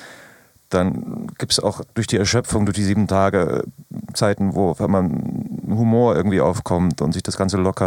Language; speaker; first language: German; native; German